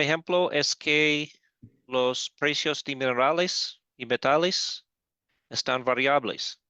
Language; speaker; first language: Spanish; non-native, fluent; English